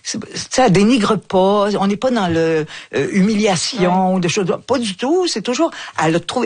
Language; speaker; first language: French; native; French